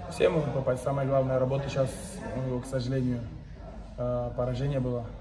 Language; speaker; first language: Russian; non-native, local second language; Uzbek